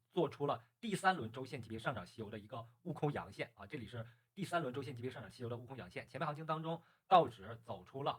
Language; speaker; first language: Chinese; native; Chinese